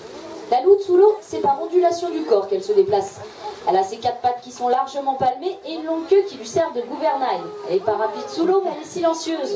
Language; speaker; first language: French; native; French